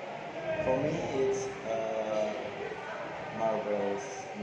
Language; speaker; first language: English; non-native, learner; Indonesian